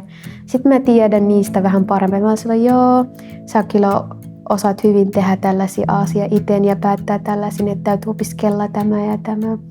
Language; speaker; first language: Finnish; non-native, learner; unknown